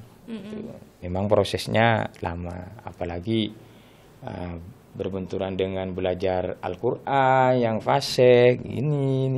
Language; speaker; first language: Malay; non-native, local second language; Madurese